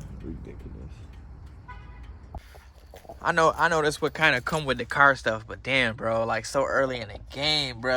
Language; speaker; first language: English; native; English